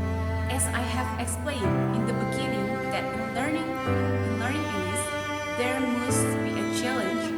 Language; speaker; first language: English; non-native, learner; Indonesian